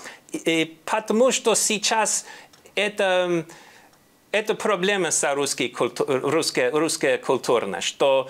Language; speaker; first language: Russian; non-native, learner; English